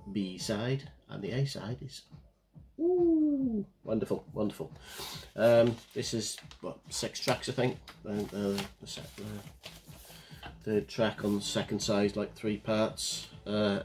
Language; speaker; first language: English; native; English